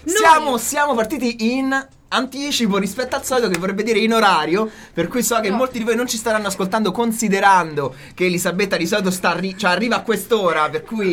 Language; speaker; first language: Italian; native; Italian